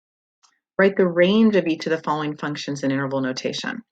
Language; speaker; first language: English; native; English